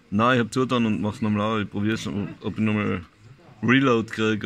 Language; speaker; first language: German; native; German